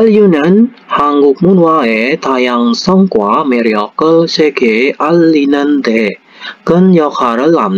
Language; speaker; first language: Korean; non-native, fluent; Indonesian